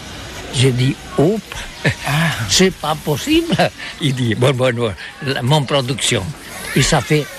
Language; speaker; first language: French; non-native, learner; Catalan